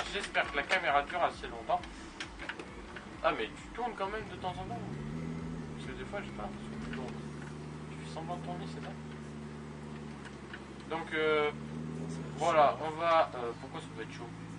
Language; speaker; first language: French; native; French